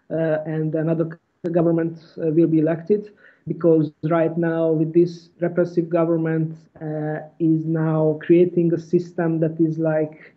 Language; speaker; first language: English; non-native, fluent; Hungarian